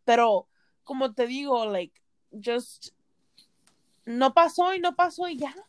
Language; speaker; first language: Spanish; early bilingual, heritage; Spanish